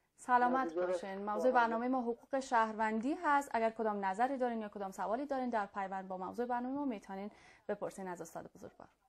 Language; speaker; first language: Persian; native; Persian